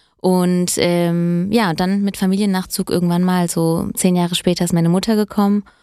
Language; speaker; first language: German; early bilingual, other home language; Italian